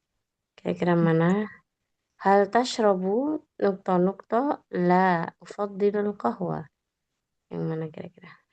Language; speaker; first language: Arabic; non-native, fluent; Indonesian